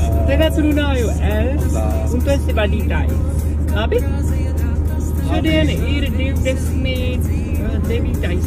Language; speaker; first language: Latvian; non-native, learner; Czech